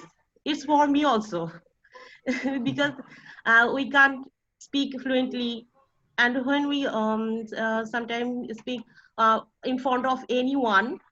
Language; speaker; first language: English; non-native, learner; Bangla